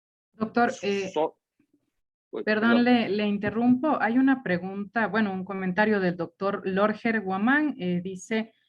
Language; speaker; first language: Spanish; native; Spanish